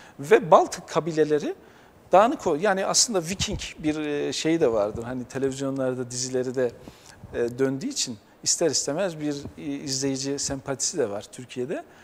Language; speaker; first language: Turkish; native; Turkish